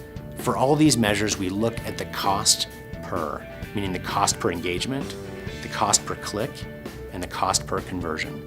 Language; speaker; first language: English; native; English